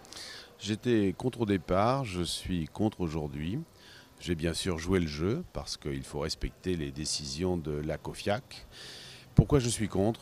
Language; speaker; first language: French; native; French